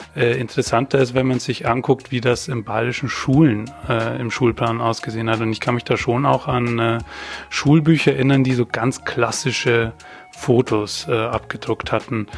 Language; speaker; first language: German; native; German